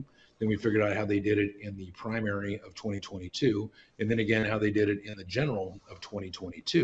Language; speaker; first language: English; native; English